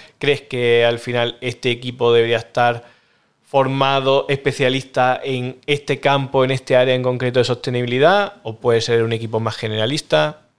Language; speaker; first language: Spanish; native; Spanish